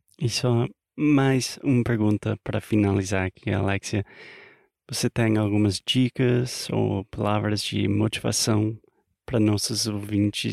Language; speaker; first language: Portuguese; non-native, learner; English